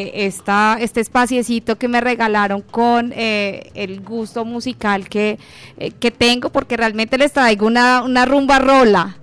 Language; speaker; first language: Spanish; native; Spanish